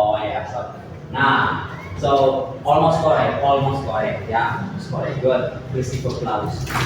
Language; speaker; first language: English; non-native, fluent; Indonesian